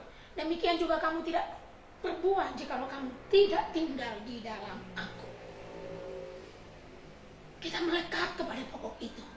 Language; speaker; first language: Indonesian; native; Indonesian